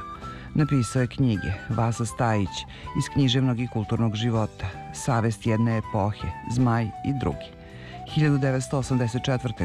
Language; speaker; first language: Serbian; native; Serbian